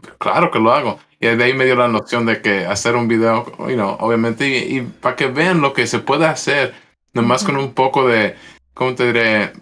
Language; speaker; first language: Spanish; early bilingual, heritage; Spanish